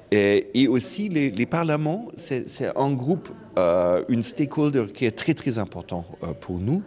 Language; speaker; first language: French; non-native, fluent; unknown